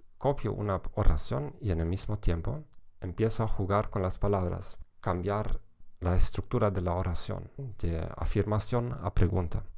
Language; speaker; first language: Spanish; non-native, fluent; German